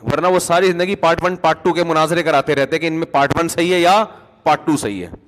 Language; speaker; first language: Urdu; native; Urdu